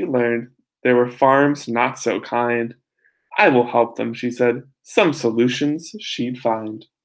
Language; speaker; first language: English; native; English